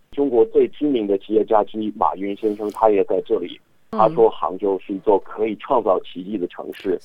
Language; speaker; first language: Chinese; non-native, fluent; English